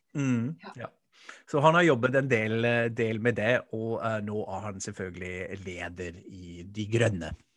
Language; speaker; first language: Norwegian; non-native, fluent; German